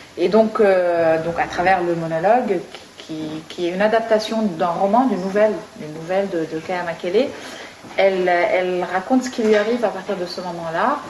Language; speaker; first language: French; non-native, local second language; Arabic